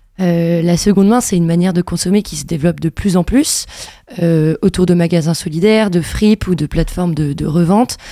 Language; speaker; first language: French; native; French